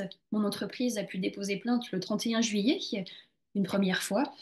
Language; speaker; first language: French; native; French